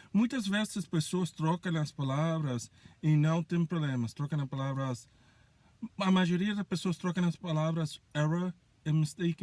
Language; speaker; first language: Portuguese; non-native, fluent; English